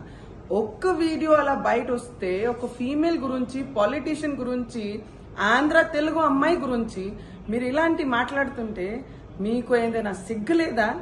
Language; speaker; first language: Telugu; non-native, fluent; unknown